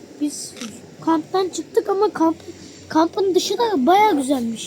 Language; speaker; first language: Turkish; early bilingual, heritage; Turkish